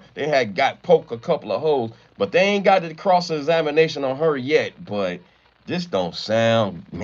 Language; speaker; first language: English; native; English